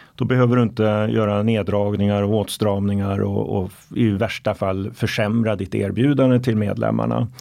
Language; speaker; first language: Swedish; native; Swedish